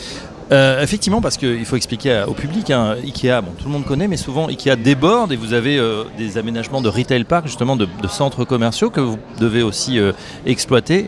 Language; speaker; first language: French; native; French